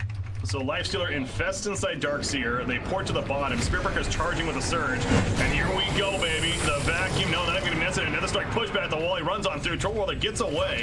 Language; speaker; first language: English; native; English